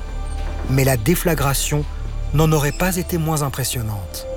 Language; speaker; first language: French; native; French